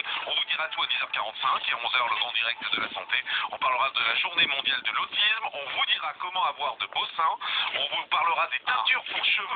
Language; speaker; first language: French; native; French